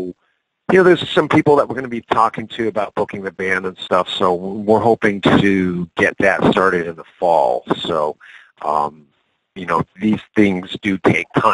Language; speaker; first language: English; native; English